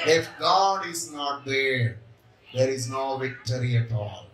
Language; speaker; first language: English; non-native, local second language; Telugu